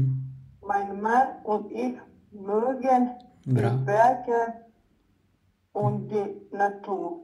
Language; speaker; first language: German; non-native, learner; Croatian